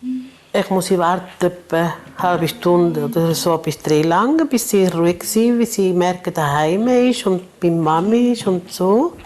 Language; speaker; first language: German; non-native, learner; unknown